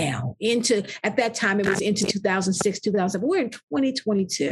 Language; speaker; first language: English; native; English